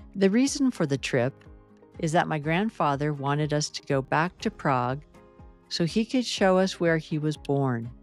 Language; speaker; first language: English; native; English